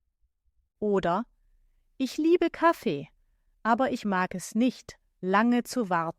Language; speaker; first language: German; native; German